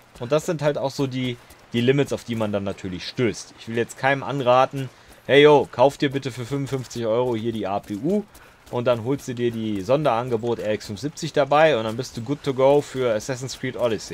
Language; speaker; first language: German; native; German